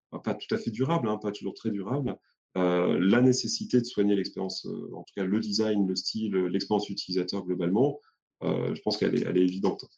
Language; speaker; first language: French; native; French